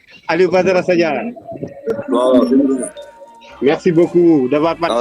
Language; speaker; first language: French; non-native, local second language; Wolof